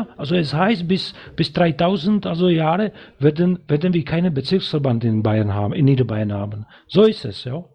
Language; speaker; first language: German; non-native, fluent; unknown